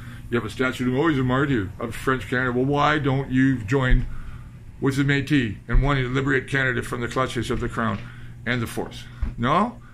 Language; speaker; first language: English; native; English